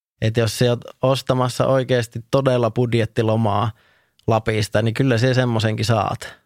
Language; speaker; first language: Finnish; native; Finnish